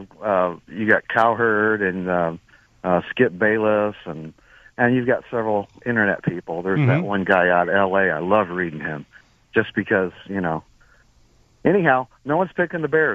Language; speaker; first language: English; native; English